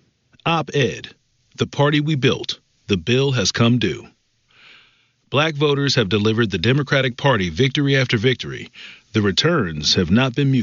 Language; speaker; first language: English; native; English